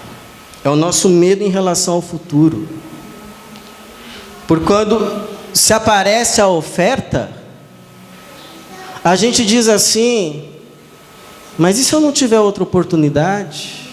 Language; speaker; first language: Portuguese; native; Portuguese